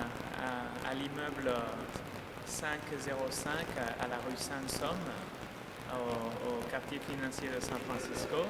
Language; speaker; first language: French; non-native, fluent; Spanish